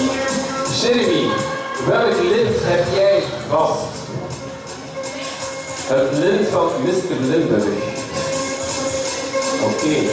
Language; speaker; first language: Dutch; native; Dutch